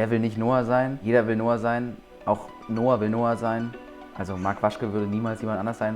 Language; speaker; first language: German; native; German